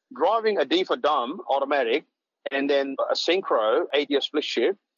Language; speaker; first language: English; non-native, local second language; Punjabi